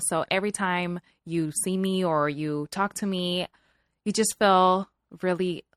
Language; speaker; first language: English; early bilingual, other home language; Swahili